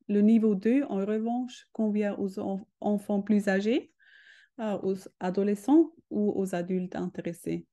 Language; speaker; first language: French; non-native, learner; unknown